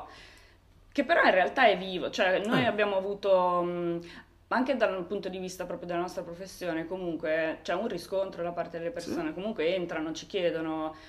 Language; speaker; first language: Italian; native; Italian